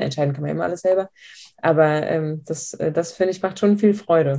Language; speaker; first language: German; native; German